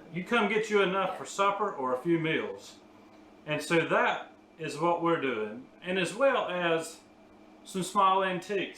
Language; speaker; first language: English; native; English